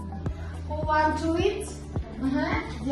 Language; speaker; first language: English; non-native, learner; Kazakh